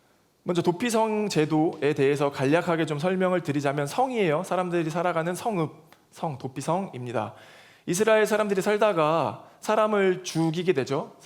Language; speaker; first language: Korean; native; Korean